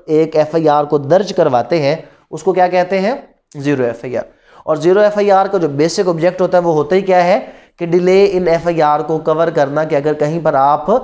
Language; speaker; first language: Urdu; non-native, local second language; Punjabi